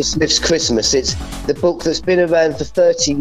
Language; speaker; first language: English; native; English